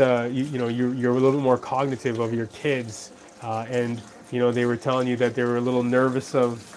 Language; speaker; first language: English; native; English